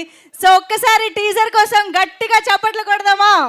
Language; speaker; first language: Telugu; native; Telugu